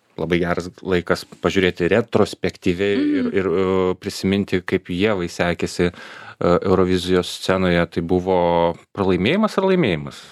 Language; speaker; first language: Lithuanian; native; Lithuanian